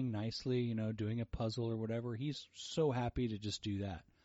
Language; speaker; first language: English; early bilingual, other home language; Portuguese